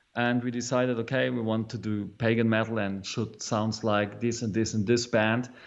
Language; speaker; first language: English; non-native, fluent; German